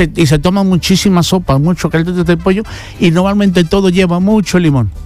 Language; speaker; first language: Spanish; native; Spanish